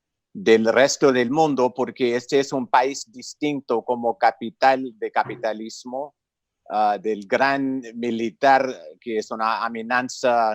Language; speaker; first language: Spanish; non-native, fluent; English